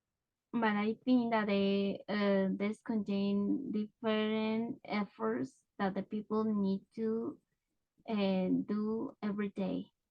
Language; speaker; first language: English; non-native, learner; Spanish